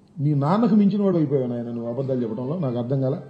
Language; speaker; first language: Telugu; native; Telugu